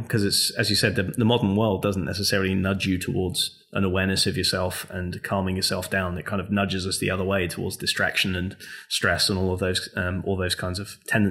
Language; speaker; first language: English; native; English